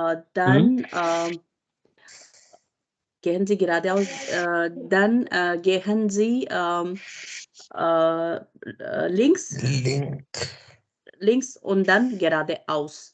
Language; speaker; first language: German; non-native, learner; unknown